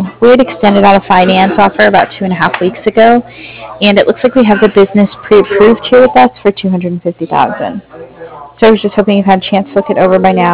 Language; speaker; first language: English; native; English